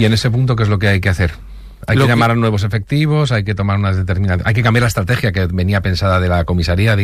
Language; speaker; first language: Spanish; native; Spanish